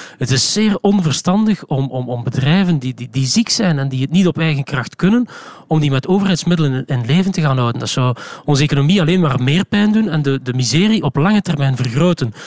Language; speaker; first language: Dutch; native; Dutch